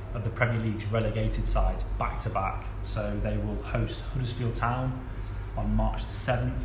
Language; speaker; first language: English; native; English